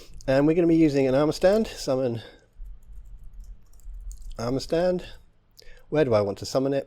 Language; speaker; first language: English; native; English